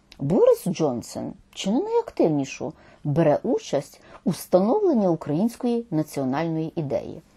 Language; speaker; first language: Ukrainian; native; Ukrainian